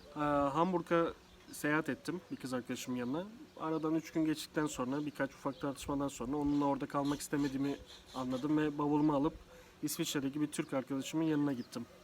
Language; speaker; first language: Turkish; native; Turkish